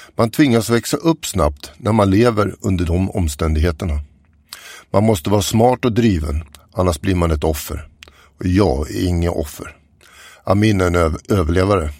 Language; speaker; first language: Swedish; native; Swedish